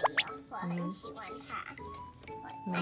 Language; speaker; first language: Chinese; early bilingual, heritage; Chinese